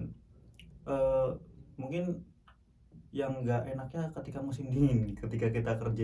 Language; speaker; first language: Indonesian; native; Indonesian